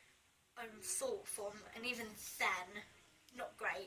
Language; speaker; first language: English; native; English